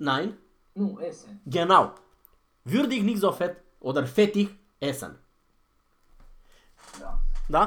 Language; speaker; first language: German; non-native, fluent; Romanian